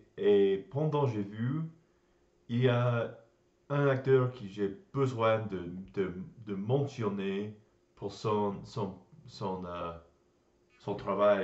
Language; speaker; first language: French; non-native, learner; English